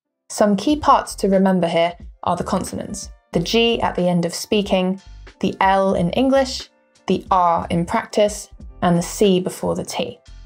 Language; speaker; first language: English; native; English